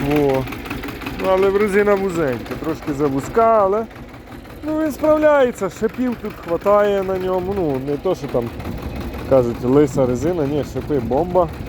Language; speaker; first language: Ukrainian; native; Ukrainian